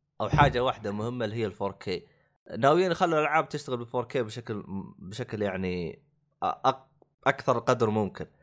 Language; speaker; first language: Arabic; native; Arabic